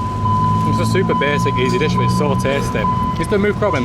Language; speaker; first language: English; native; English